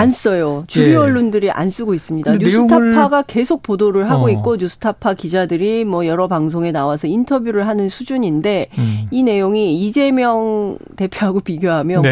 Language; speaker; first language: Korean; native; Korean